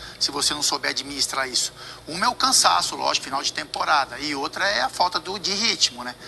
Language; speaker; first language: Portuguese; native; Portuguese